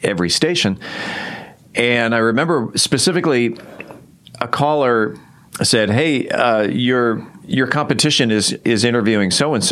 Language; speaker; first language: English; native; English